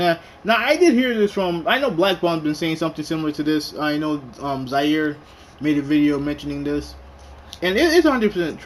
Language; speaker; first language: English; native; English